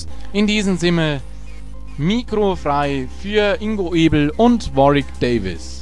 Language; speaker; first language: German; native; German